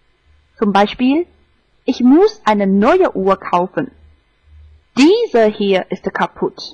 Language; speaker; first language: German; non-native, fluent; Chinese